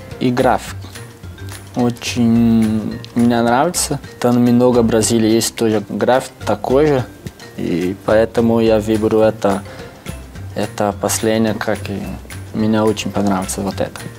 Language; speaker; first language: Russian; non-native, learner; Portuguese